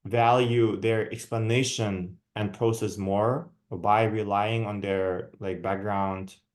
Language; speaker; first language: English; non-native, fluent; Kazakh